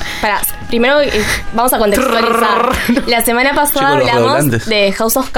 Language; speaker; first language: Spanish; native; Spanish